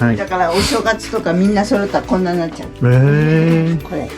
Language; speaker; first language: Japanese; native; Japanese